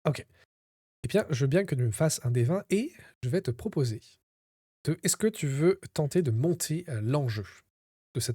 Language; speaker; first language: French; native; French